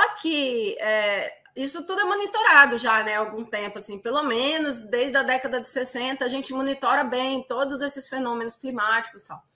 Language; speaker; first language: Portuguese; native; Portuguese